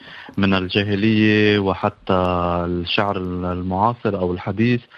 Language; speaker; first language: Arabic; native; Arabic